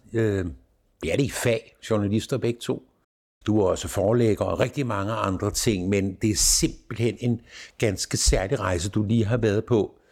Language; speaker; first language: Danish; native; Danish